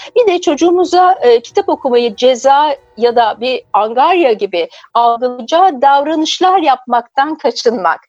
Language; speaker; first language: Turkish; native; Turkish